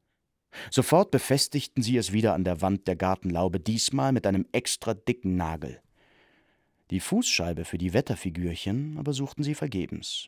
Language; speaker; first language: German; native; German